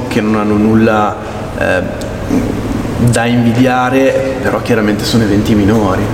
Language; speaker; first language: Italian; native; Italian